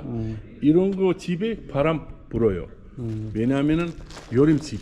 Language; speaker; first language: Korean; non-native, learner; Uzbek